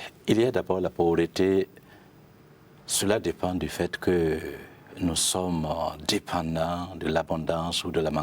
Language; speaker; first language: French; non-native, local second language; Mossi